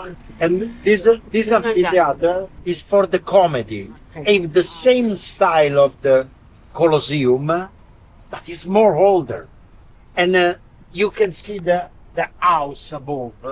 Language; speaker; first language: English; non-native, learner; Italian